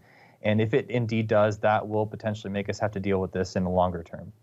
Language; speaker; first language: English; native; English